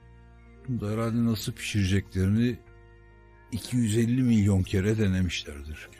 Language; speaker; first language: Turkish; native; Turkish